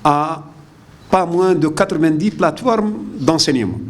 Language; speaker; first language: French; non-native, local second language; Arabic